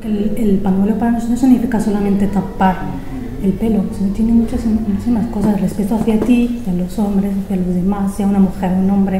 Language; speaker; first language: Spanish; early bilingual, other home language; Arabic